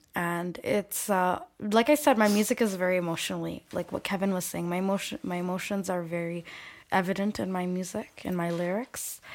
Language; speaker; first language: English; early bilingual, other home language; Bangla